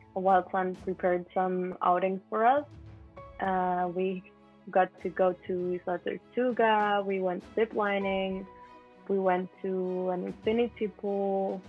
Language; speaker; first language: English; non-native, fluent; Spanish